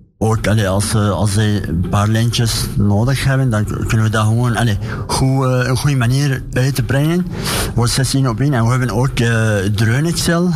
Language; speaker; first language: Dutch; non-native, learner; Arabic